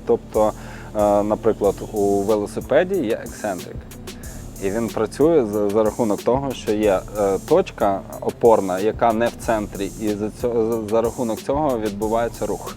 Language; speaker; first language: Ukrainian; native; Ukrainian